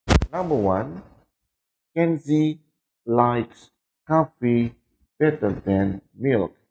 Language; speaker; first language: English; non-native, learner; Indonesian